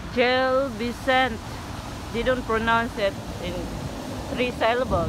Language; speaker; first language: English; non-native, local second language; Filipino